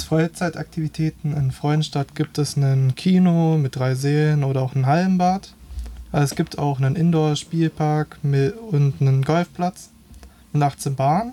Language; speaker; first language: German; native; German